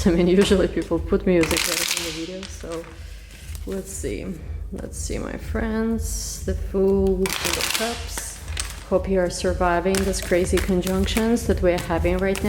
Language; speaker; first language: English; non-native, fluent; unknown